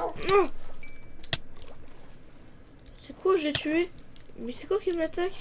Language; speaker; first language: French; native; French